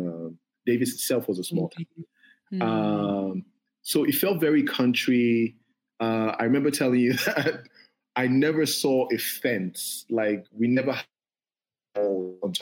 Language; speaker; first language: English; non-native, local second language; Yoruba